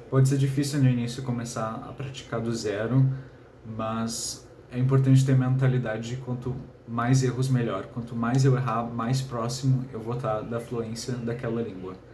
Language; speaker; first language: Portuguese; native; Portuguese